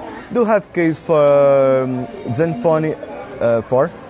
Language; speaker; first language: English; non-native, learner; Portuguese